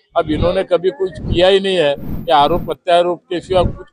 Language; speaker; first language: Hindi; non-native, local second language; Marathi